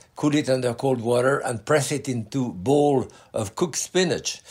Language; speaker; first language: English; non-native, fluent; French